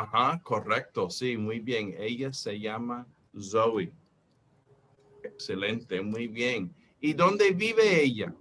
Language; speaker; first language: Spanish; non-native, fluent; English